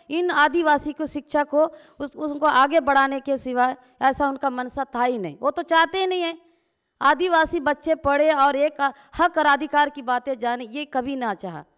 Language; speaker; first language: Hindi; non-native, local second language; Gondi